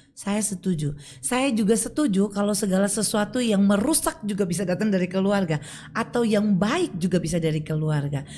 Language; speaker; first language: Indonesian; native; Indonesian